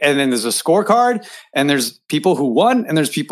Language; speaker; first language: English; native; English